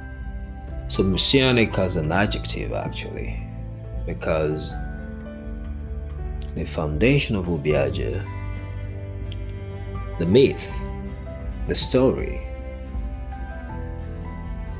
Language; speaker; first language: English; non-native, local second language; Esan